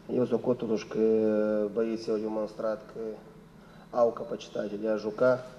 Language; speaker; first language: Romanian; non-native, local second language; Russian